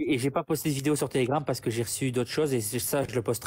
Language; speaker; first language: French; native; French